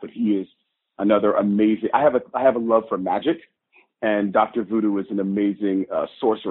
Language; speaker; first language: English; native; English